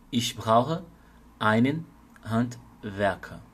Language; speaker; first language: German; non-native, fluent; Portuguese